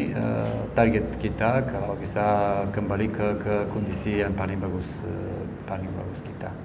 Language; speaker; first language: Indonesian; non-native, fluent; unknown